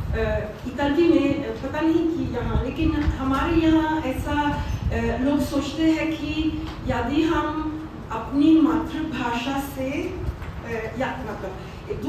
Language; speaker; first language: Hindi; non-native, fluent; Italian